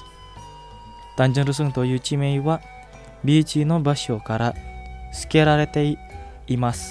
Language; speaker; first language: Japanese; non-native, fluent; Indonesian